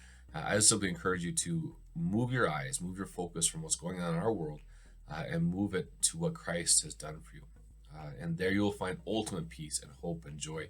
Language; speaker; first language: English; native; English